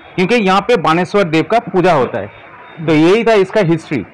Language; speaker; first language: Hindi; non-native, local second language; Bangla